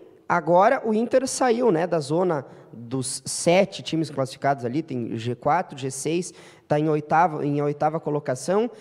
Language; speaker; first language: Portuguese; native; Portuguese